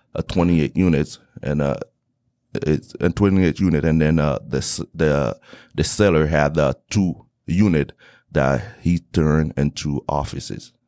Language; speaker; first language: English; non-native, fluent; Haitian Creole